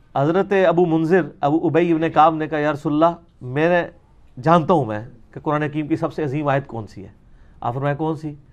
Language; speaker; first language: Urdu; non-native, local second language; Punjabi